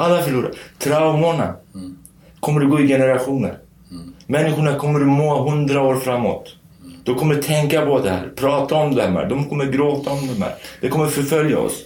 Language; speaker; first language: Swedish; non-native, fluent; Kurdish